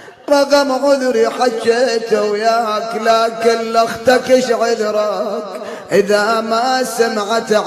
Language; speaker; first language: Arabic; native; Arabic